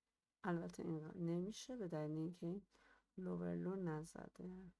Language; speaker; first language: Persian; native; Persian